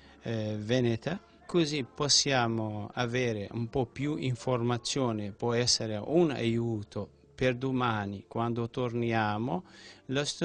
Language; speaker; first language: Italian; non-native, fluent; Central Kurdish